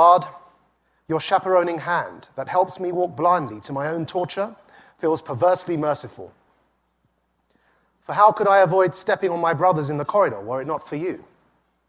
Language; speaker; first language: English; native; English